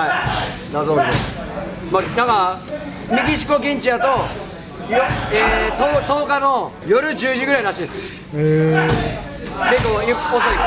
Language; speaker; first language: Japanese; native; Japanese